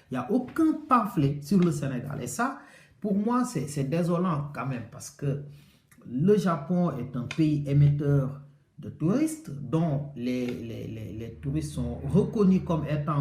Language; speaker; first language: French; non-native, local second language; Wolof